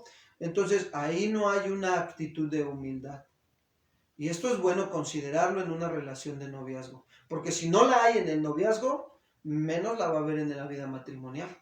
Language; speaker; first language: Spanish; native; Spanish